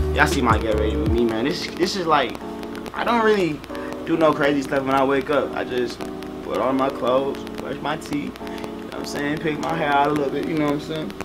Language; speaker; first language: English; native; English